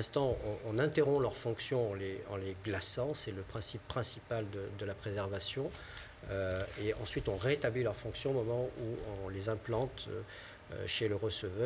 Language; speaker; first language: French; native; French